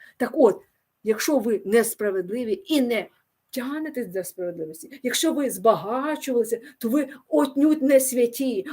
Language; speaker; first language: Ukrainian; non-native, local second language; Russian